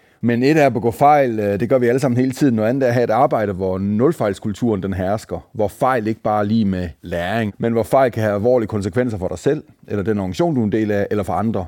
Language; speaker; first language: Danish; native; Danish